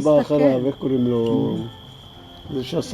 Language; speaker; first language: Hebrew; non-native, fluent; Spanish